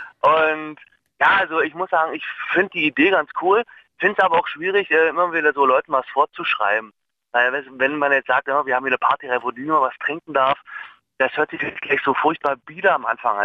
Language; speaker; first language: German; native; German